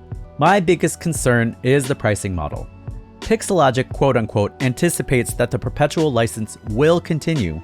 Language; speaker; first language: English; native; English